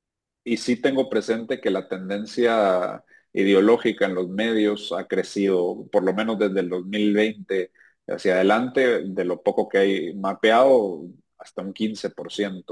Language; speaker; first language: Spanish; native; Spanish